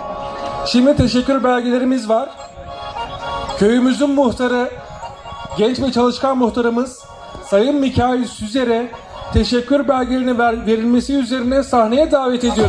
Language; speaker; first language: Turkish; native; Turkish